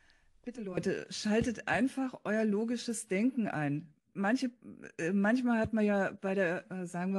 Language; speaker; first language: German; native; German